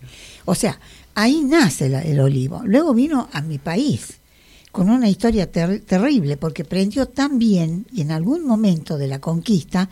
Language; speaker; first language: Spanish; native; Spanish